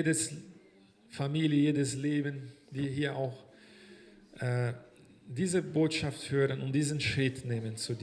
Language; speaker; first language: German; non-native, fluent; Portuguese